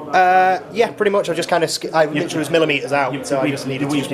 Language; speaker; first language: English; native; English